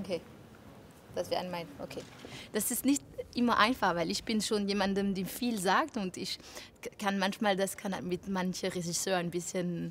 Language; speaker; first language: German; non-native, fluent; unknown